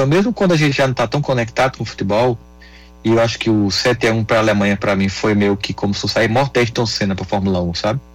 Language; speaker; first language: Portuguese; native; Portuguese